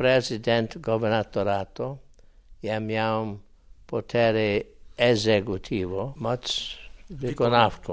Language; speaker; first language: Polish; early bilingual, heritage; English